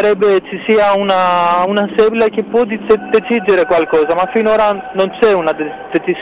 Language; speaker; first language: Italian; non-native, fluent; Greek